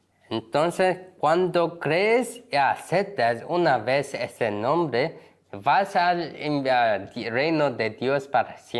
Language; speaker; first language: Spanish; non-native, learner; Korean